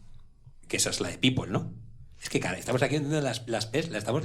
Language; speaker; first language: Spanish; native; Spanish